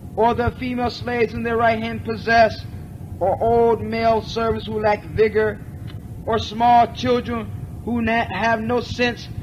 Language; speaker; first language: English; native; English